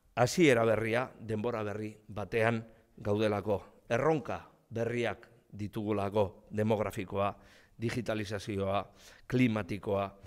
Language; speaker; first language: Basque; non-native, local second language; Spanish